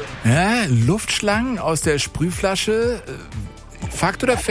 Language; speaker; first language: German; native; German